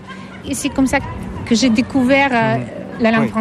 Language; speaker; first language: French; non-native, fluent; Russian